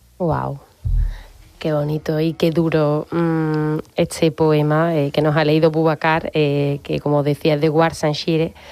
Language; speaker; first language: Spanish; native; Spanish